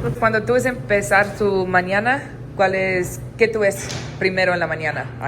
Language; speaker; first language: Spanish; non-native, learner; English